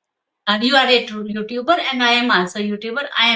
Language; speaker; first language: English; non-native, local second language; Hindi